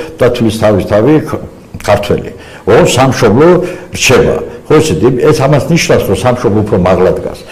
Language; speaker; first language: Georgian; non-native, local second language; Azerbaijani